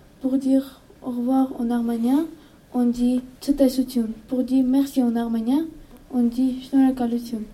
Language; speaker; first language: French; non-native, learner; Armenian